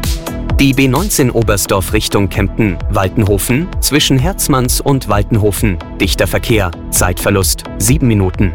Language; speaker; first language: German; native; German